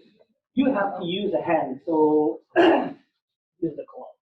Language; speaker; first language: English; non-native, learner; Korean